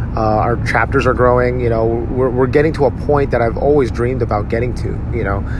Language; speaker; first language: English; native; English